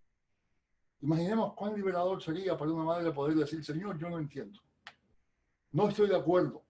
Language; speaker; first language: Spanish; native; Spanish